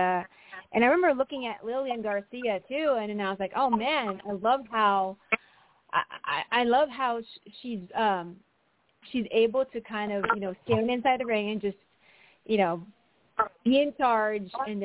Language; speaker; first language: English; non-native, local second language; Filipino